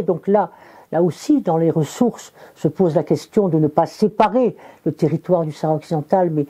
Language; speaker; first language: French; native; French